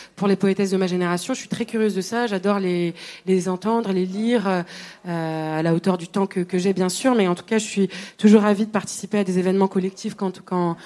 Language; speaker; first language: French; non-native, local second language; Arabic